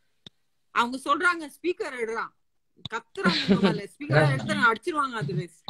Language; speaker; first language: Tamil; non-native, local second language; Assamese